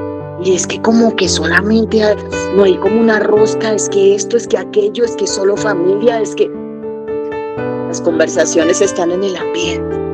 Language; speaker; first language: Spanish; native; Spanish